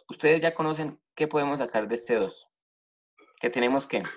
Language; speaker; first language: Spanish; native; Spanish